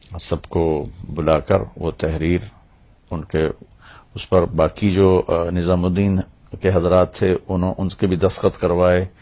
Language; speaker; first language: Urdu; non-native, local second language; Punjabi